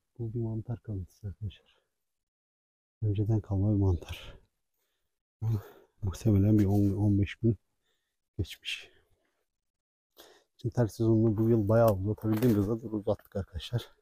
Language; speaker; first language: Turkish; native; Turkish